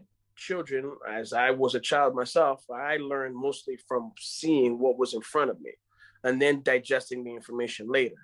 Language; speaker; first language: English; non-native, fluent; Spanish